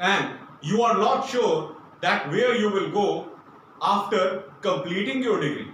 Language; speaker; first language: English; non-native, local second language; Hindi